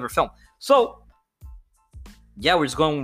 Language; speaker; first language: English; non-native, fluent; Spanish